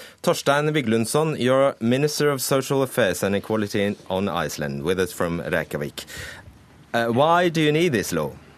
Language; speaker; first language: English; non-native, fluent; Norwegian